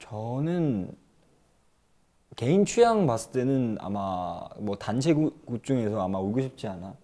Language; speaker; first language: Korean; non-native, fluent; Chinese